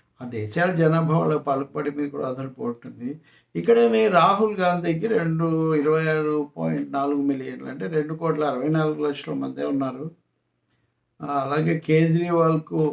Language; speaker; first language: Telugu; native; Telugu